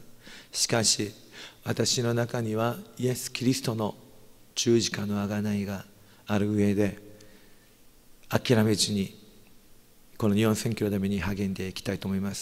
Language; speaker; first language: Japanese; non-native, fluent; Korean